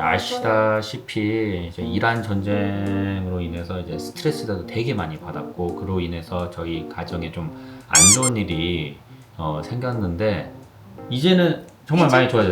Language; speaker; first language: Korean; native; Korean